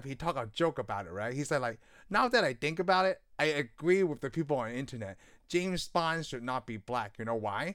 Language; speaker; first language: English; non-native, local second language; Cantonese